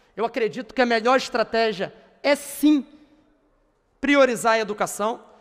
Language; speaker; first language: Portuguese; native; Portuguese